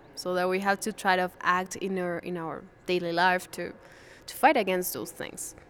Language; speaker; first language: English; non-native, fluent; Spanish